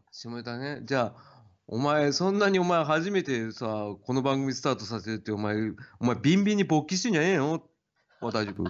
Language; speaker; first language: Japanese; native; Japanese